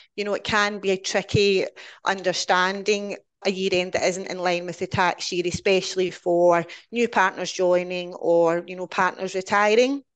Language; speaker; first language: English; native; English